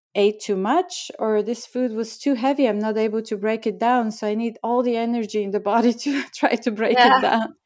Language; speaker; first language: English; non-native, fluent; Bulgarian